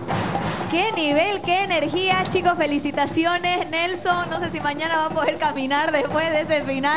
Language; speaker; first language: Spanish; native; Spanish